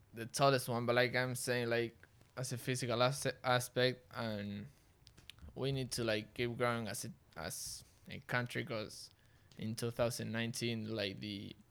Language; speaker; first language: English; non-native, fluent; Spanish